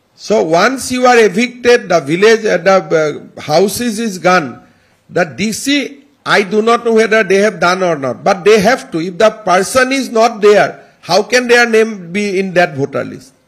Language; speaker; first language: English; non-native, local second language; Assamese